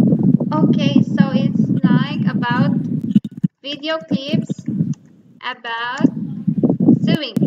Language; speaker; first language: English; non-native, learner; Thai